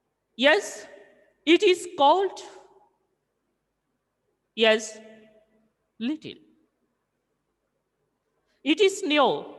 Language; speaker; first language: English; non-native, local second language; Hindi